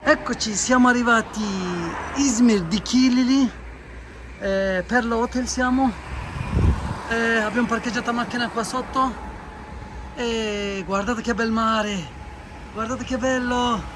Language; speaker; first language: Italian; non-native, learner; Turkish